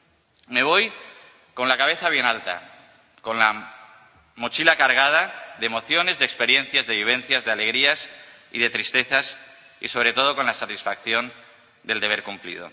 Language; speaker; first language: Spanish; native; Spanish